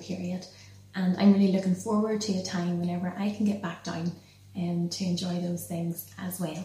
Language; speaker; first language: English; native; English